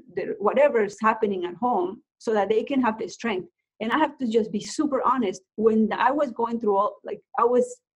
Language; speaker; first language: English; non-native, fluent; Spanish